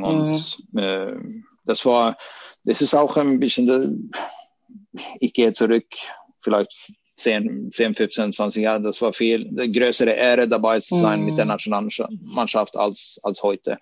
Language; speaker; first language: German; non-native, fluent; Swedish